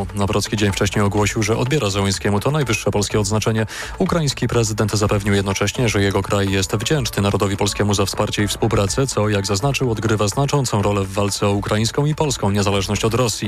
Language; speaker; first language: Polish; native; Polish